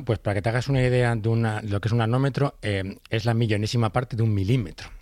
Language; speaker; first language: Spanish; native; Spanish